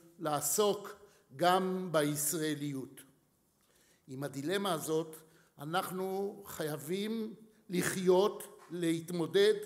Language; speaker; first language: Hebrew; native; Hebrew